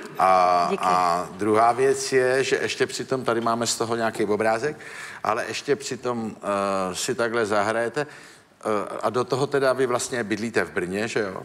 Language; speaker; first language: Czech; native; Czech